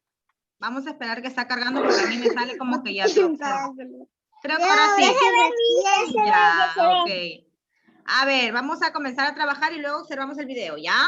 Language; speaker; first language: Spanish; native; Spanish